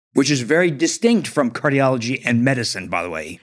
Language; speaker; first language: English; native; English